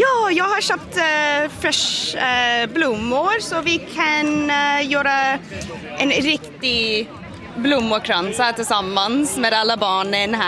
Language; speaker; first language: Swedish; non-native, learner; English